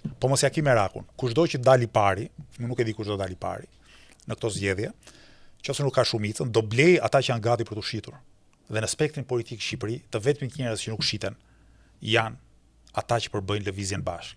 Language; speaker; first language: Albanian; native; Albanian